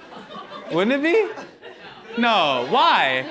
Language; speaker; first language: English; native; English